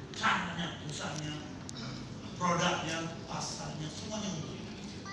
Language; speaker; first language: Indonesian; non-native, fluent; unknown